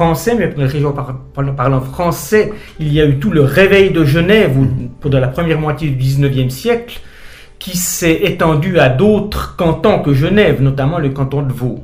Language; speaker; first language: French; native; French